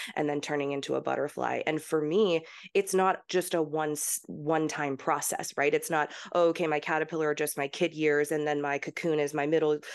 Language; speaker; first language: English; early bilingual, heritage; English